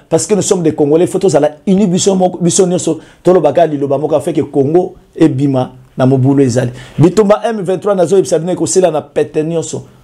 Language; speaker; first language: Lingala; native; Lingala